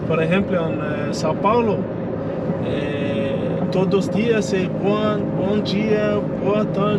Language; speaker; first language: Portuguese; non-native, learner; English